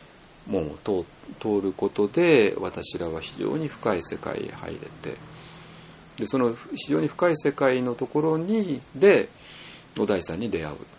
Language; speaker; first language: Japanese; native; Japanese